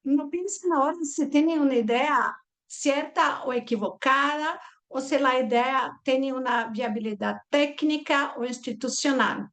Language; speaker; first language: Spanish; non-native, fluent; Portuguese